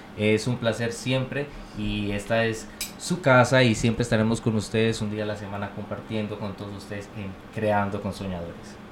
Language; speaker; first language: Spanish; native; Spanish